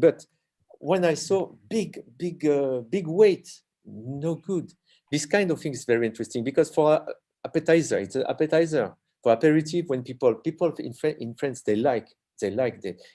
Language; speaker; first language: English; non-native, learner; French